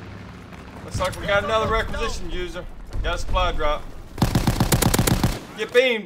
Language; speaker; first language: English; native; English